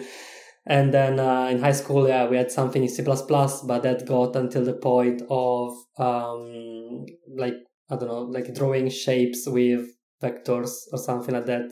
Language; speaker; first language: English; non-native, fluent; Italian